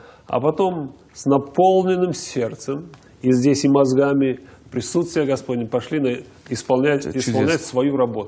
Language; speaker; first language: Russian; native; Russian